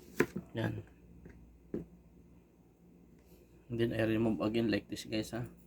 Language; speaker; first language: English; non-native, local second language; Filipino